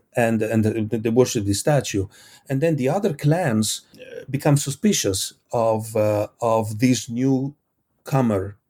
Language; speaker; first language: English; non-native, fluent; Italian